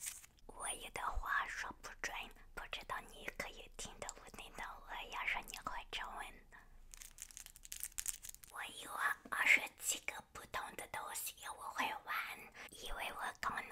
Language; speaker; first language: Chinese; early bilingual, heritage; Chinese